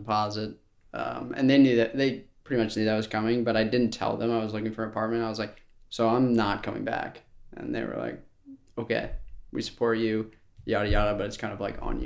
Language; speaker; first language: English; native; English